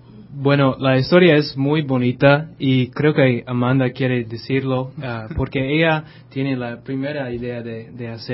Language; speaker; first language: Spanish; non-native, fluent; English